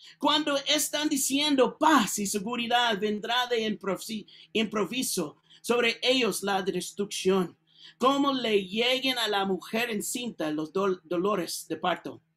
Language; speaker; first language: Spanish; non-native, learner; English